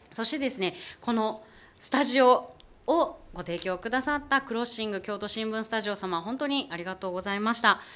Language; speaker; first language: Japanese; native; Japanese